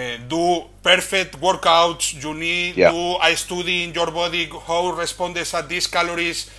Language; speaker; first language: English; non-native, learner; Spanish